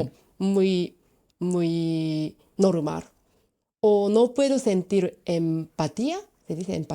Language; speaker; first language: Spanish; non-native, learner; Japanese